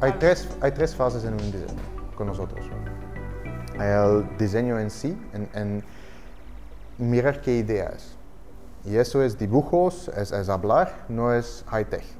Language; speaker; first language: Spanish; non-native, fluent; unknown